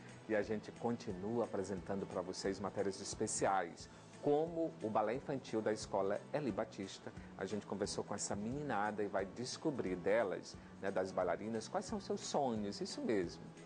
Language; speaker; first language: Portuguese; native; Portuguese